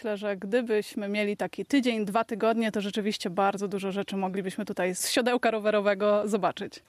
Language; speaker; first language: Polish; native; Polish